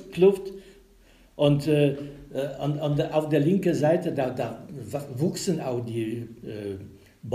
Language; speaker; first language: German; non-native, learner; Polish